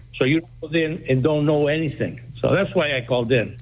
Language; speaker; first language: English; non-native, fluent; Greek